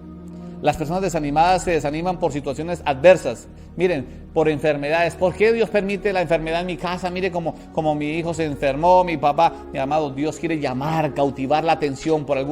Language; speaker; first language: Spanish; native; Spanish